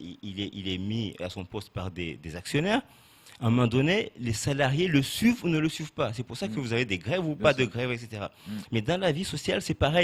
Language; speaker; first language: French; native; French